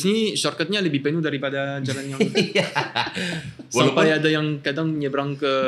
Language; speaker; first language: Indonesian; non-native, fluent; French